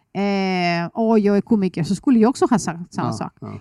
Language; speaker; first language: Swedish; non-native, fluent; Greek